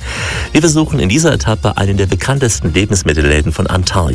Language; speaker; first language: German; native; German